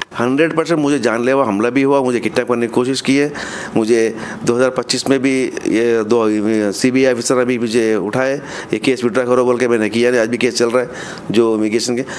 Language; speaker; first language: Hindi; non-native, local second language; Urdu